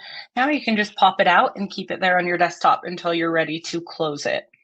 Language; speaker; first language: English; native; English